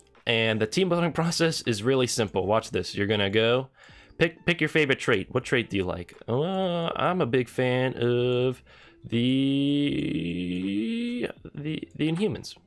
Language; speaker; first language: English; native; English